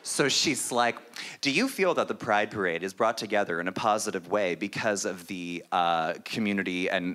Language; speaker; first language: English; native; English